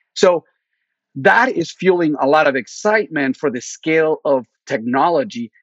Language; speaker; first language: English; early bilingual, other home language; Spanish